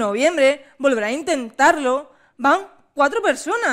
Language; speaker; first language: Spanish; native; Spanish